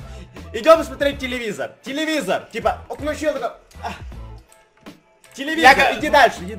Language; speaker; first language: Russian; native; Russian